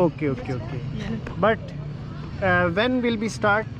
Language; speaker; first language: English; non-native, learner; Urdu